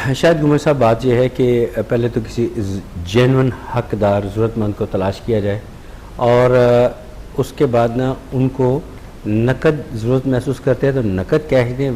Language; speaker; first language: Urdu; native; Urdu